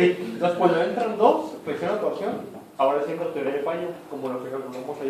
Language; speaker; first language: Spanish; native; Spanish